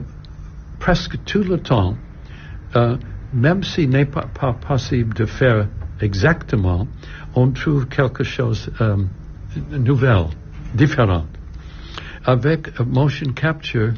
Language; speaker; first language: French; non-native, learner; English